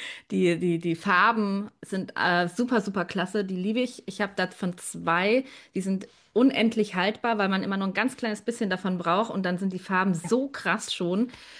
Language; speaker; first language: German; native; German